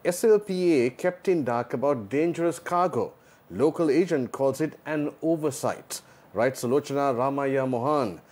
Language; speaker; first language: English; non-native, local second language; Sinhala